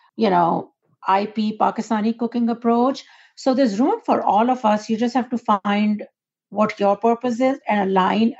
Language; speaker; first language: English; non-native, local second language; Urdu